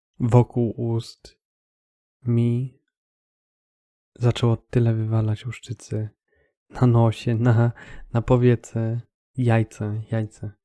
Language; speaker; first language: Polish; native; Polish